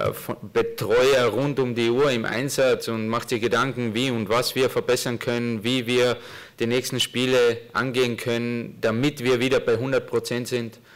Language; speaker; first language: German; native; German